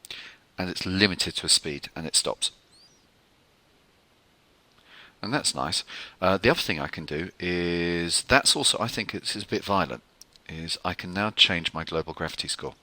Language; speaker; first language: English; native; English